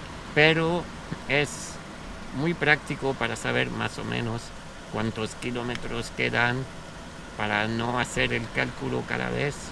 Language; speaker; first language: Spanish; non-native, fluent; French